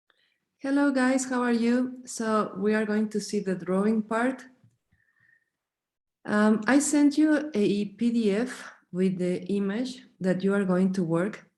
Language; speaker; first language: English; non-native, fluent; Spanish